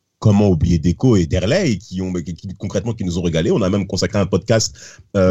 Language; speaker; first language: French; native; French